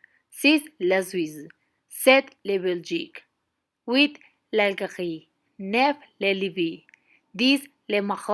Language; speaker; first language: French; non-native, learner; Spanish